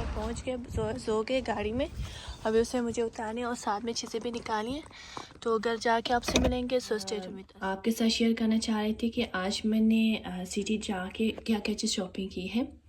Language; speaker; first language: Urdu; non-native, local second language; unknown